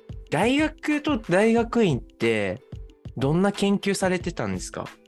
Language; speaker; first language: Japanese; native; Japanese